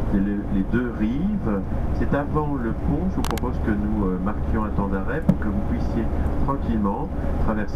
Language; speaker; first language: French; native; French